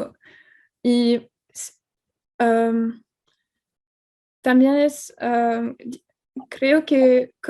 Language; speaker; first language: Spanish; non-native, fluent; French